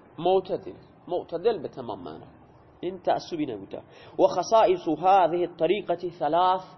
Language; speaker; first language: Persian; native; Persian